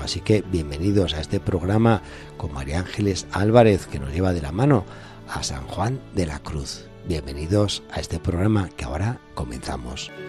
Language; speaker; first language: Spanish; native; Spanish